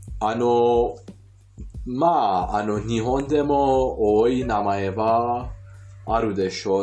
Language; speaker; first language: Japanese; non-native, fluent; Persian